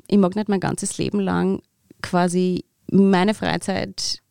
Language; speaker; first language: German; native; German